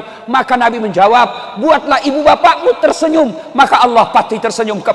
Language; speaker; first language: Indonesian; non-native, local second language; Buginese